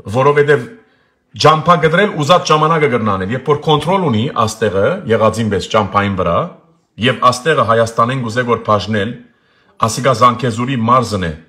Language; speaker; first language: Armenian; early bilingual, heritage; Armenian